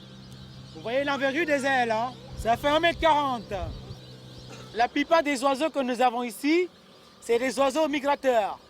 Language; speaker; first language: French; non-native, local second language; Wolof